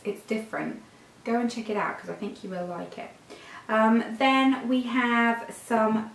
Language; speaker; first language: English; native; English